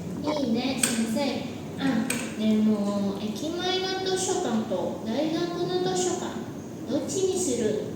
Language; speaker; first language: Japanese; non-native, learner; Indonesian